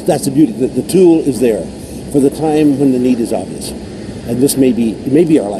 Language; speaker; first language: English; native; English